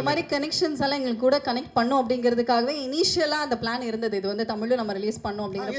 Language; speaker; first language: Tamil; native; Tamil